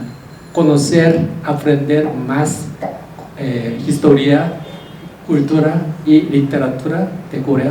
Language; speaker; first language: Spanish; non-native, learner; Korean